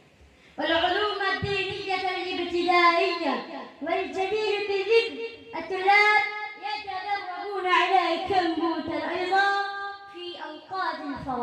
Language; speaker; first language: Arabic; non-native, learner; Urdu